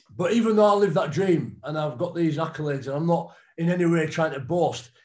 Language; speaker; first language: English; native; English